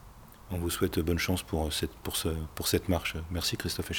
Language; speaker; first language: French; native; French